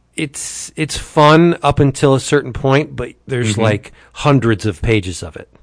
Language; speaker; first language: English; early bilingual, other home language; Italian